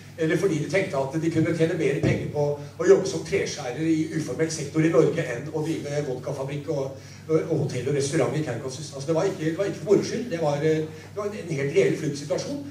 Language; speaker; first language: Norwegian; native; Norwegian